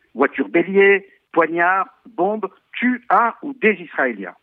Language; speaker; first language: French; native; French